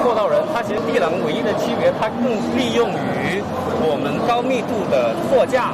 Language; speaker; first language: Chinese; native; Chinese